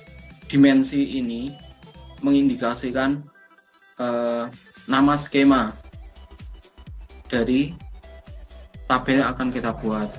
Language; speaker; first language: Indonesian; native; Indonesian